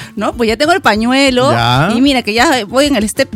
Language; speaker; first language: Spanish; native; Spanish